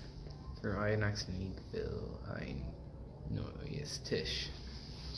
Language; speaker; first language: German; non-native, learner; English